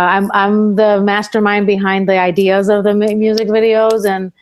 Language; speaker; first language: English; early bilingual, other home language; Spanish